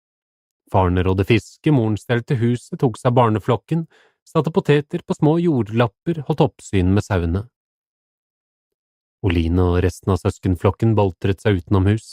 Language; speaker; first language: Norwegian; native; Norwegian